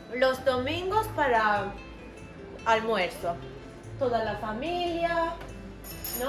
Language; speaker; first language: Spanish; non-native, fluent; Turkish